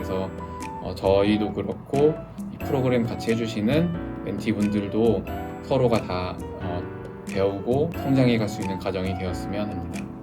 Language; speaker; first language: Korean; native; Korean